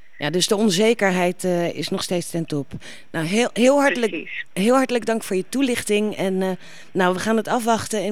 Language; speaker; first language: Dutch; native; Dutch